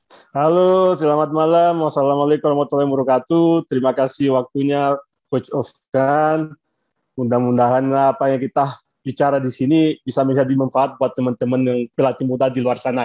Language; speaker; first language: Indonesian; non-native, fluent; Portuguese